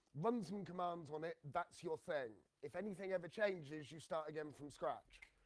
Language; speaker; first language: English; native; English